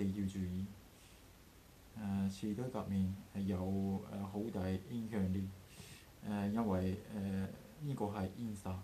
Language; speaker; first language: Cantonese; non-native, learner; Japanese